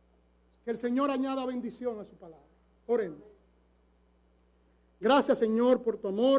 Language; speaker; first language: Spanish; native; Spanish